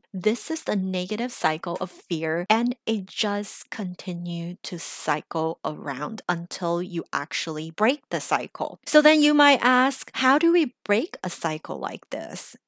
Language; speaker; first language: English; early bilingual, other home language; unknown